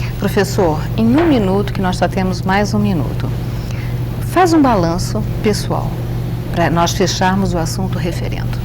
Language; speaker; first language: Portuguese; native; Portuguese